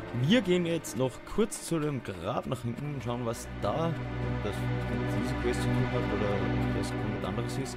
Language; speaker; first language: German; native; German